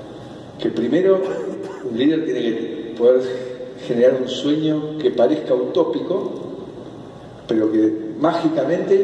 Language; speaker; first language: Spanish; native; Spanish